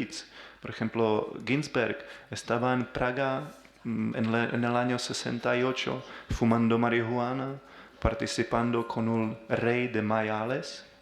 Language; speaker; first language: Spanish; non-native, learner; Czech